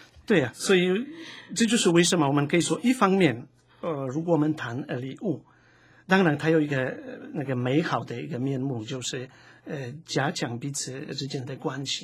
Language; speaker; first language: Chinese; non-native, fluent; Polish